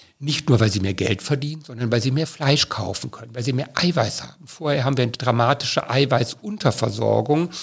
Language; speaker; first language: German; native; German